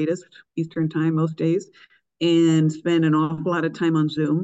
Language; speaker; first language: English; native; English